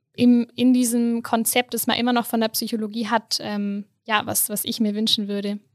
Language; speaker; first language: German; native; German